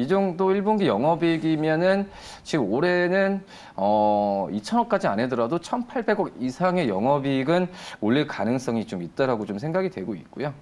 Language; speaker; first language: Korean; native; Korean